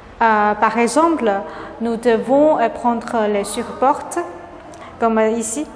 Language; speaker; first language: French; non-native, learner; Chinese